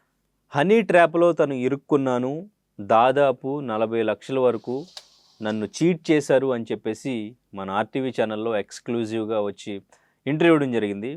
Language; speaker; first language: Telugu; native; Telugu